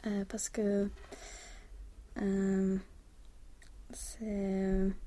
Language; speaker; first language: French; non-native, learner; Swedish